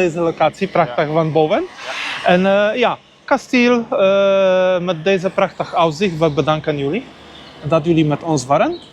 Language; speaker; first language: Dutch; non-native, learner; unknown